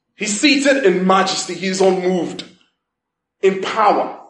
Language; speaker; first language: English; non-native, local second language; Igbo